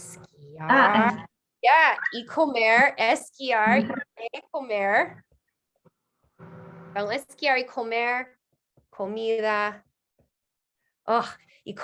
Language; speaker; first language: Portuguese; non-native, fluent; English